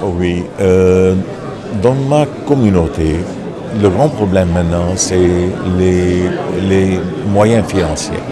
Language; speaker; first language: French; non-native, local second language; Arabic